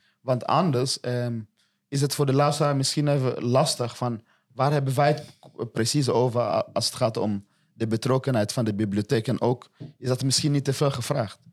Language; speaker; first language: Dutch; non-native, fluent; Swahili